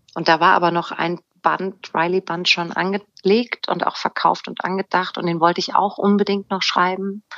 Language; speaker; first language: German; native; German